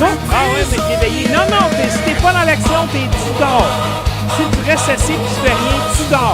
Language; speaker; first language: French; native; French